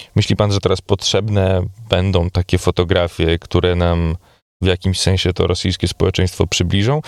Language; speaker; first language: Polish; native; Polish